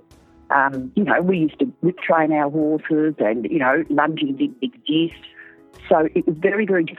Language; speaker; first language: English; native; English